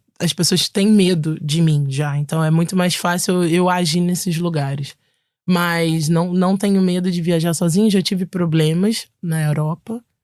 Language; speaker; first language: Portuguese; native; Portuguese